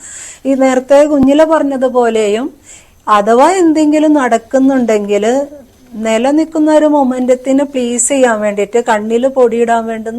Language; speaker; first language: Malayalam; native; Malayalam